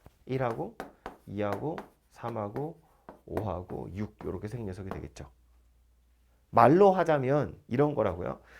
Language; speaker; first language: Korean; native; Korean